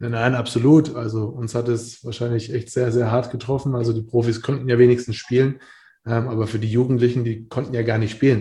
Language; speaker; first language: German; native; German